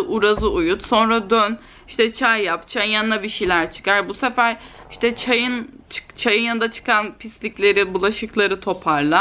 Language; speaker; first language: Turkish; native; Turkish